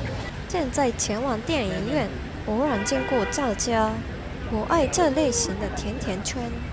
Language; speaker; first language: Chinese; non-native, learner; Japanese